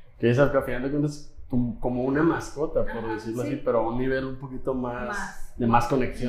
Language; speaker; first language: Spanish; native; Spanish